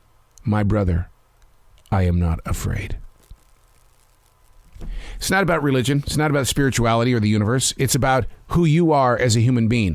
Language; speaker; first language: English; native; English